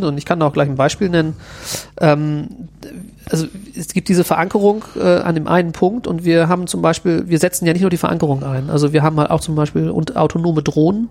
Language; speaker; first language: German; native; German